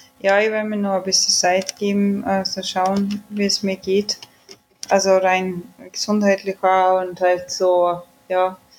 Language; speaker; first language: German; non-native, fluent; Swedish